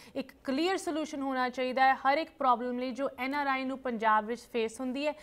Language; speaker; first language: Punjabi; early bilingual, heritage; Punjabi